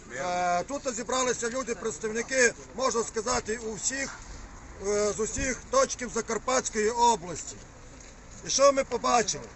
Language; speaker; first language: Ukrainian; native; Ukrainian